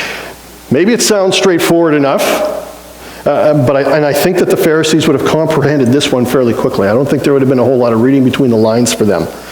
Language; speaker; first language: English; native; English